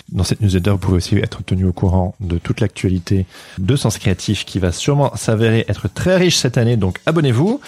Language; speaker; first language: French; native; French